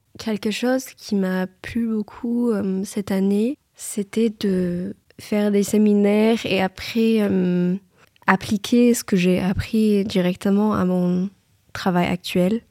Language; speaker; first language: French; non-native, fluent; English